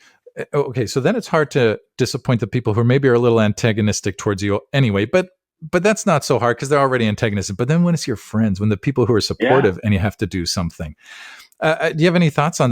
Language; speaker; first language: English; native; English